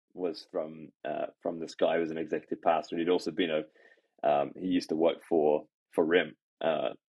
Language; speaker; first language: English; native; English